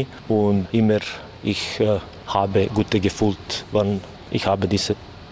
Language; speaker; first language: German; non-native, learner; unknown